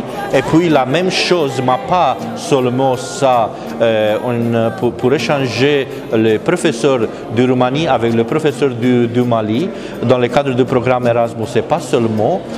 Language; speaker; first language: French; non-native, learner; Romanian